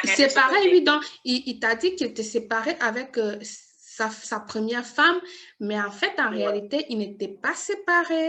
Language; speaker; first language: French; native; French